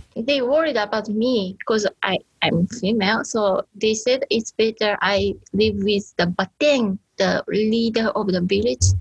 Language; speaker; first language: English; non-native, learner; Japanese